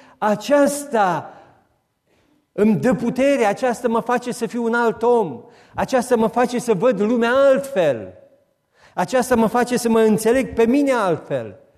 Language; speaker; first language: Romanian; native; Romanian